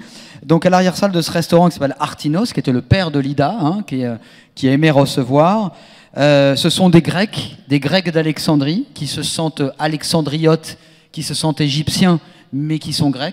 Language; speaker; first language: French; native; French